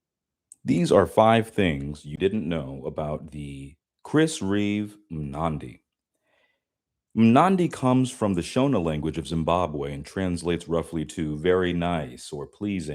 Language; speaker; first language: English; native; English